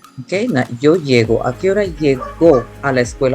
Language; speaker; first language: Spanish; non-native, fluent; English